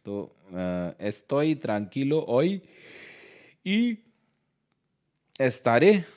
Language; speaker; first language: Spanish; non-native, learner; Hindi